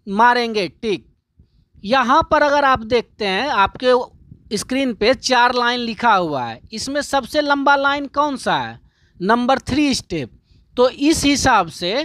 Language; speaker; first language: Hindi; native; Hindi